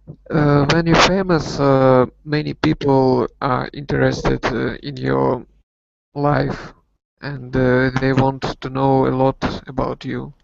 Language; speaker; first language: English; non-native, learner; Russian